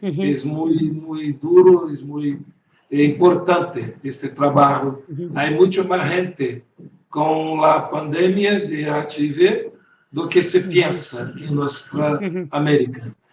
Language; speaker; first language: Spanish; non-native, learner; Portuguese